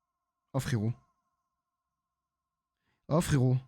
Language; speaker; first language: French; native; French